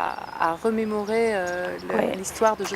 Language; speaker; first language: French; native; French